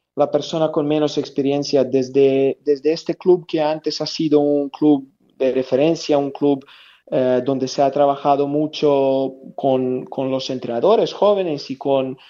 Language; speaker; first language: Spanish; non-native, fluent; Serbian